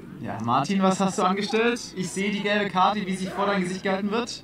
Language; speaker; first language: German; native; German